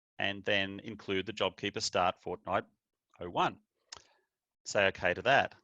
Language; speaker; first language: English; native; English